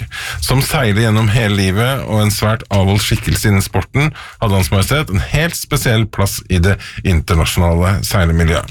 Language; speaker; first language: Norwegian; native; Norwegian